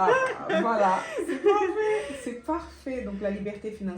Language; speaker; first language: French; non-native, fluent; Portuguese